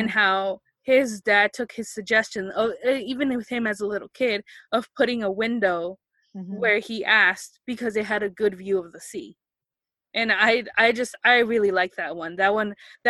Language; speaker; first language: English; native; English